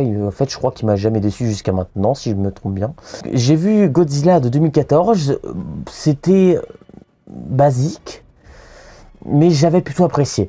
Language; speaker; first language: French; native; French